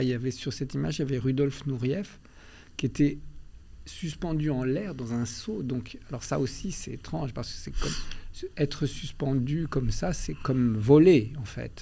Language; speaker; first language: French; early bilingual, other home language; Albanian